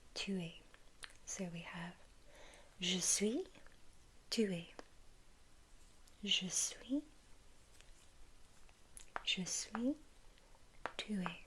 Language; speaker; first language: French; non-native, learner; English